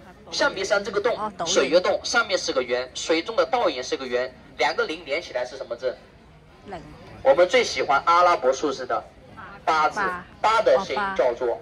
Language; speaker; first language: Chinese; native; Chinese